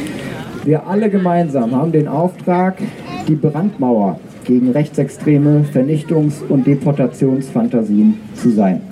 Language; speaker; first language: German; native; German